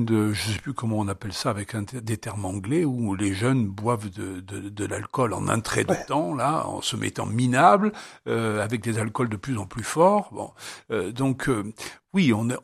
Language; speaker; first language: French; native; French